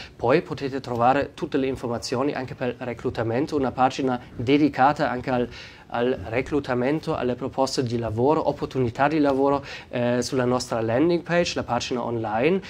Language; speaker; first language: Italian; non-native, fluent; German